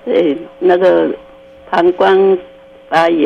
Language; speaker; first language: Chinese; non-native, local second language; Min Nan Chinese